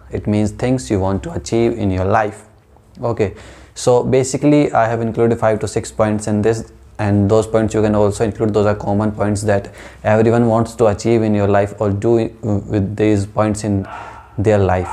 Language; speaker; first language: English; non-native, local second language; Hindi